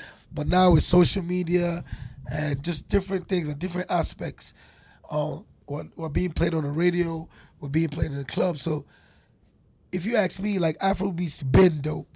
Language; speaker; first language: English; non-native, local second language; Yoruba